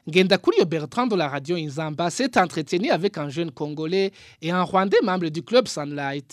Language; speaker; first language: French; non-native, local second language; Rundi